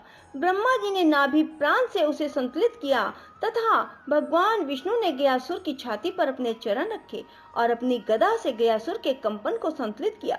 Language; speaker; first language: Hindi; native; Hindi